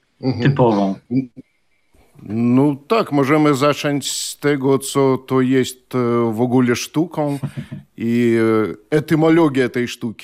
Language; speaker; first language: Polish; non-native, fluent; Belarusian